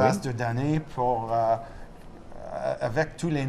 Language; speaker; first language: French; non-native, local second language; English